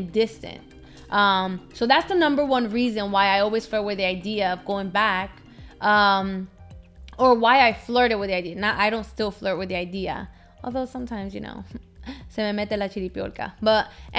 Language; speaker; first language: English; early bilingual, other home language; Spanish